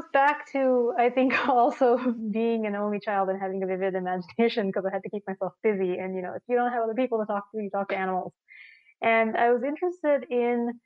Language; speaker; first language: English; non-native, local second language; Sinhala